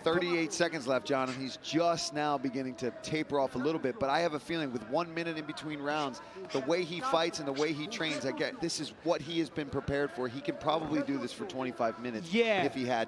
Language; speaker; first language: English; native; English